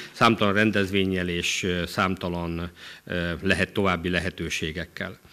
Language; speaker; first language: Hungarian; native; Hungarian